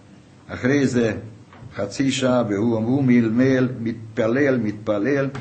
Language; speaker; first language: Hebrew; non-native, fluent; Hungarian